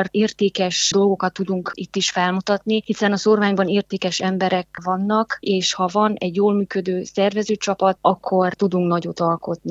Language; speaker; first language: Hungarian; native; Hungarian